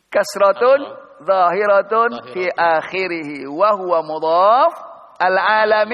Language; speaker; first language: Arabic; non-native, fluent; Indonesian